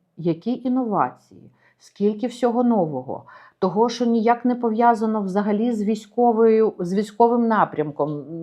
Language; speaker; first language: Ukrainian; native; Ukrainian